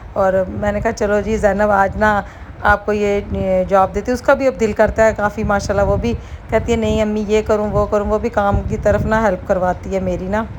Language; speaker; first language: Urdu; non-native, local second language; Punjabi